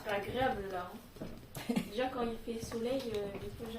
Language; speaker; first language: French; native; French